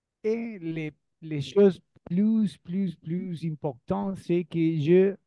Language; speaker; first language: French; non-native, learner; Spanish